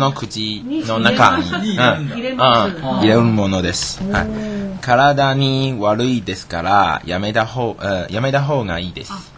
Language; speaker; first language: Japanese; non-native, learner; Chinese